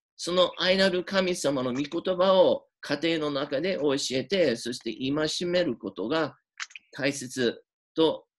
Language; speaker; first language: Japanese; native; Japanese